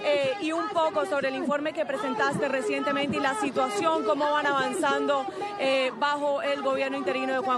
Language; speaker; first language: Spanish; native; Spanish